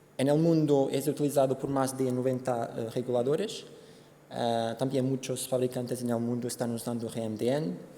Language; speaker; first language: Spanish; non-native, fluent; Portuguese